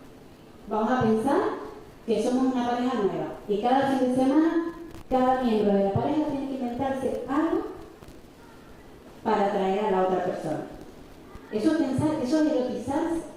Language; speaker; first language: Spanish; native; Spanish